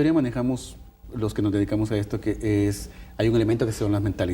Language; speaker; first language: Spanish; native; Spanish